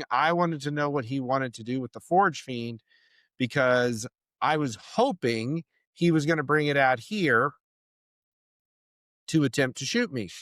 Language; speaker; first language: English; native; English